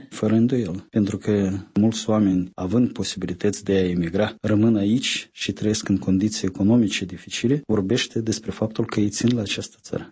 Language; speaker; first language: Romanian; non-native, fluent; Russian